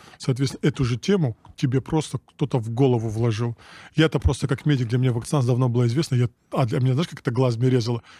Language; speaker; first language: Russian; non-native, local second language; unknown